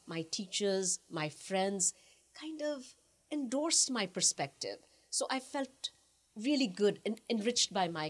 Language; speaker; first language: English; non-native, local second language; Punjabi